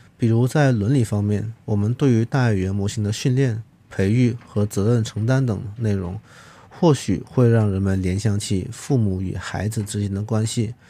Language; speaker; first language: Chinese; non-native, local second language; Cantonese